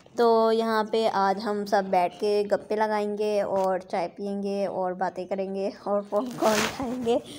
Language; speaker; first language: Urdu; non-native, local second language; Punjabi